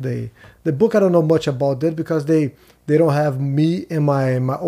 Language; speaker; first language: English; non-native, fluent; Portuguese